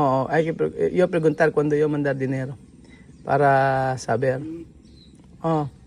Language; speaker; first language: Spanish; non-native, learner; Filipino